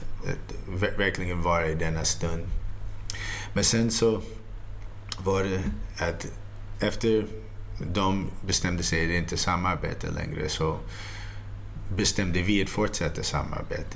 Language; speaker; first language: Swedish; early bilingual, heritage; Swedish